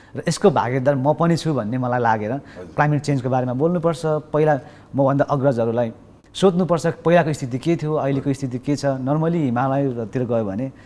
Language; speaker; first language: Nepali; non-native, local second language; Sherpa